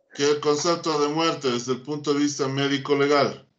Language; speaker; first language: Spanish; native; Spanish